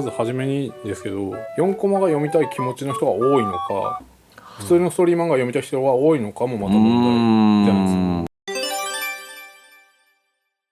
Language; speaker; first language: Japanese; native; Japanese